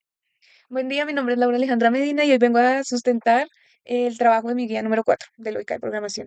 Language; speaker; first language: Spanish; native; Spanish